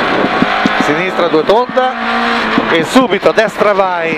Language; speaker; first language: Italian; native; Italian